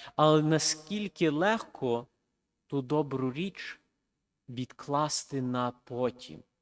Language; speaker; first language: Ukrainian; early bilingual, heritage; Ukrainian